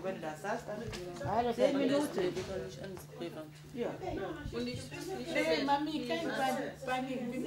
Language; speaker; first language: German; non-native, fluent; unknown